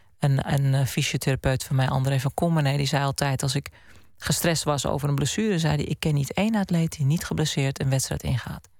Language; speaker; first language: Dutch; native; Dutch